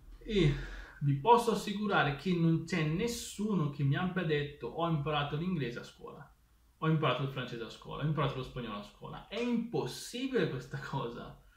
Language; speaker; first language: Italian; native; Italian